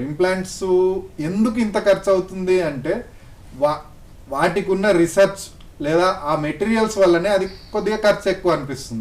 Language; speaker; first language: Telugu; native; Telugu